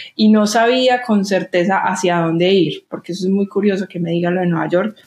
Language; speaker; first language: Spanish; native; Spanish